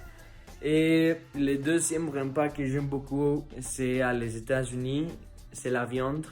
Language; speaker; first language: French; non-native, learner; Spanish